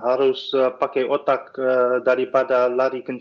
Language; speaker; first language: Indonesian; non-native, fluent; Dutch